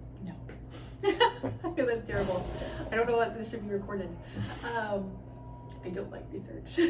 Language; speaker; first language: English; native; English